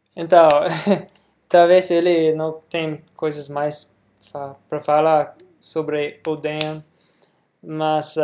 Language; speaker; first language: Portuguese; non-native, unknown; English